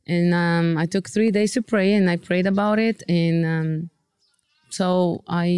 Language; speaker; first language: English; non-native, fluent; Portuguese